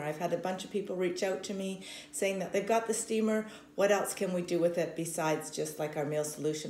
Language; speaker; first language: English; native; English